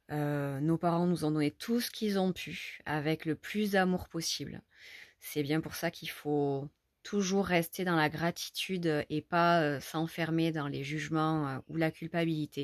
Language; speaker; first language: French; native; French